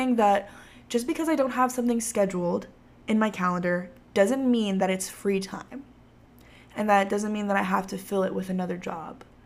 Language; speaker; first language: English; native; English